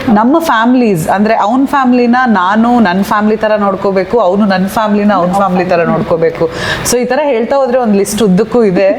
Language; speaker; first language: Kannada; native; Kannada